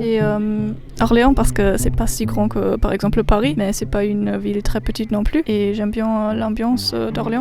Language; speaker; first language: French; non-native, fluent; German